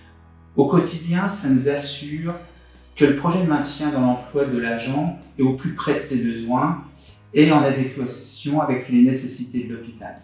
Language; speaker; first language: French; native; French